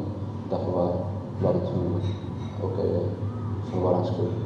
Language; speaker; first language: Swedish; non-native, learner; Arabic